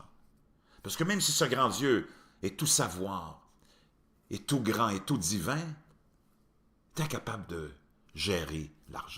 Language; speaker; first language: French; native; French